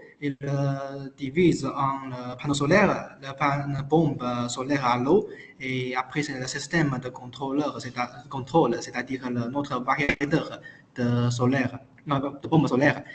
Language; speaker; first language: French; non-native, learner; Chinese